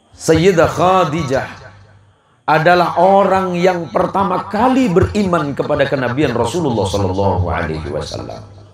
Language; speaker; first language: Indonesian; native; Indonesian